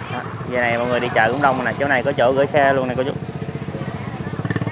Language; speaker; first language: Vietnamese; native; Vietnamese